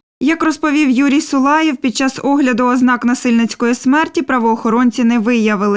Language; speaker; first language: Ukrainian; native; Ukrainian